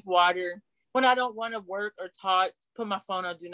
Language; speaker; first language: English; native; English